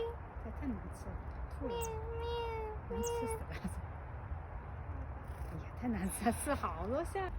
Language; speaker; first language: Chinese; early bilingual, heritage; Chinese